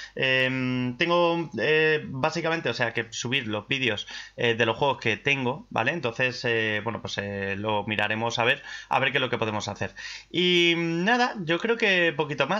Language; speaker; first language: Spanish; native; Spanish